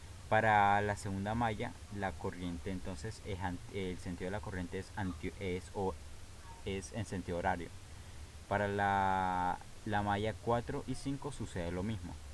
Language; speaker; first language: Spanish; native; Spanish